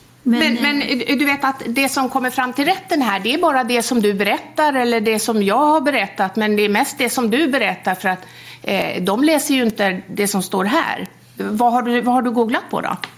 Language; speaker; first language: Swedish; native; Swedish